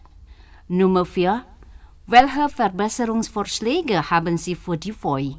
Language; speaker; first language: German; non-native, fluent; Indonesian